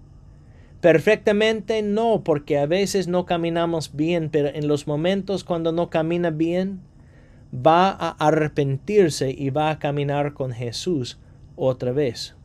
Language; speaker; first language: Spanish; non-native, fluent; English